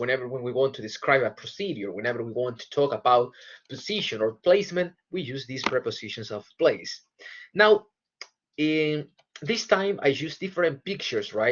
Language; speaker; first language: English; non-native, fluent; Spanish